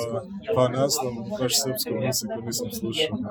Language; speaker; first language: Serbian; early bilingual, heritage; Serbian